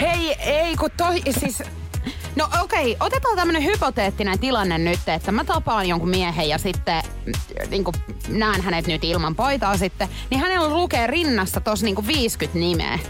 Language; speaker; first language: Finnish; native; Finnish